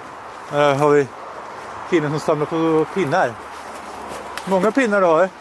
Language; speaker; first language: Swedish; native; Swedish